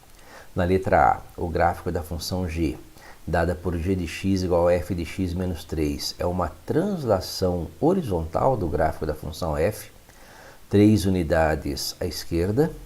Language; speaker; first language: Portuguese; native; Portuguese